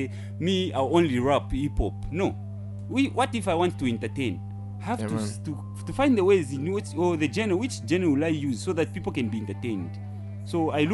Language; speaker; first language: English; non-native, local second language; Bemba